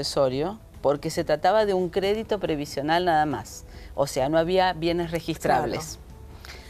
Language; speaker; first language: Spanish; native; Spanish